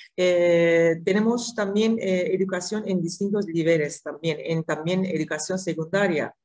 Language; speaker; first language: Spanish; non-native, fluent; Turkish